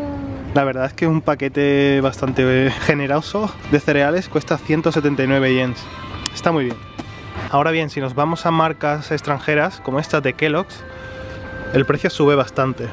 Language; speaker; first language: Spanish; native; Spanish